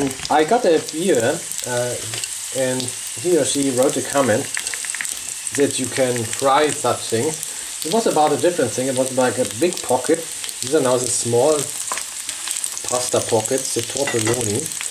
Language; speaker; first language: English; non-native, fluent; German